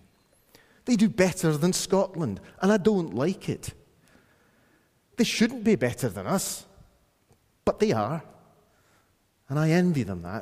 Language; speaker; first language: English; native; English